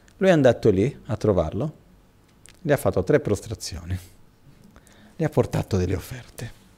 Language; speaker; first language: Italian; non-native, fluent; Portuguese